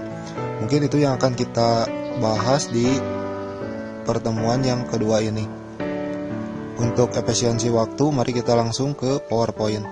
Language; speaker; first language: Indonesian; native; Indonesian